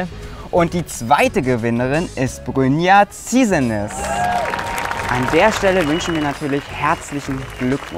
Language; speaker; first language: German; native; German